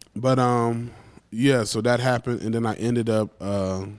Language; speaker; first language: English; native; English